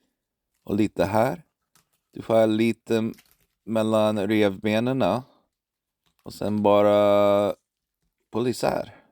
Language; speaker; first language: Swedish; non-native, fluent; English